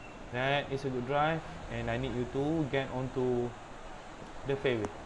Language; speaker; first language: English; non-native, local second language; Malay